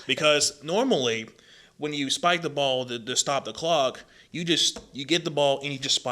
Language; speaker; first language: English; native; English